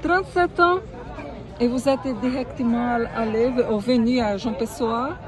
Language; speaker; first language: French; non-native, fluent; Portuguese